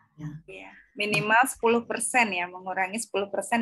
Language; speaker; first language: Indonesian; native; Indonesian